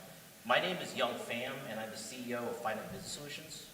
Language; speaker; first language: English; native; English